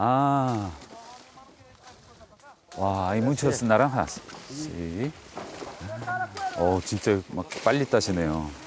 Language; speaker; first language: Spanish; non-native, learner; Korean